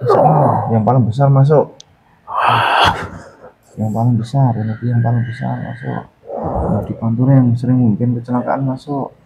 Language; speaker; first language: Indonesian; native; Indonesian